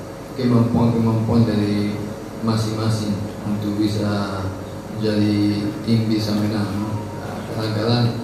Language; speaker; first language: Indonesian; non-native, learner; Spanish